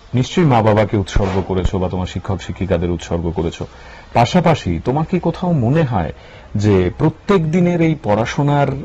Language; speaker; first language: Bangla; native; Bangla